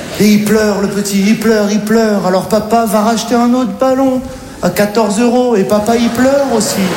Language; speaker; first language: French; native; French